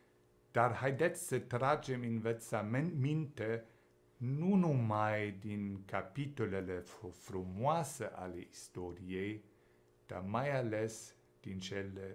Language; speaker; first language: Romanian; non-native, fluent; German